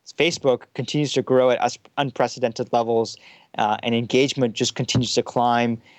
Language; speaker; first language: English; early bilingual, heritage; German